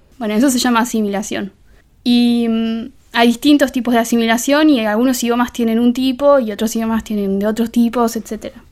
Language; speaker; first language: Spanish; native; Spanish